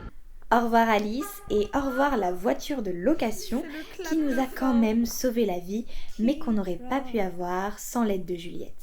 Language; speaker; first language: French; native; French